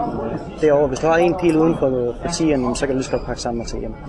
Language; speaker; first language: Danish; native; Danish